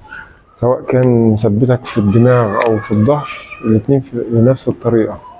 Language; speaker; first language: Arabic; native; Arabic